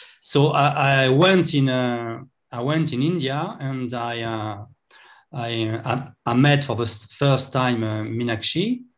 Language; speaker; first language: English; non-native, learner; French